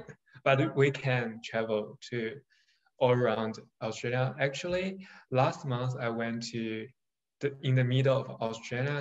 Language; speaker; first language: English; non-native, fluent; Chinese